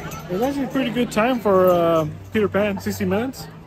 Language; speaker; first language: English; early bilingual, other home language; Spanish